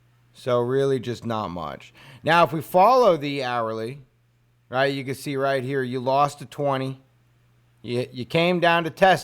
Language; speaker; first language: English; native; English